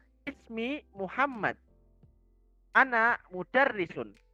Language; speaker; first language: Arabic; non-native, fluent; Indonesian